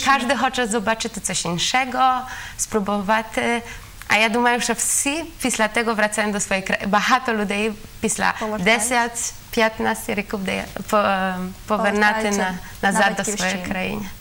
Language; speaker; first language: Ukrainian; non-native, learner; Polish